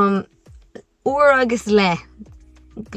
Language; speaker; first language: Irish; non-native, local second language; English